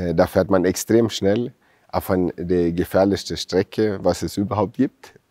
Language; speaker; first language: German; non-native, fluent; Swedish